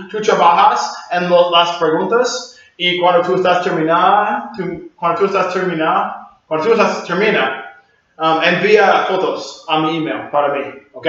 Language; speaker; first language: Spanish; non-native, learner; English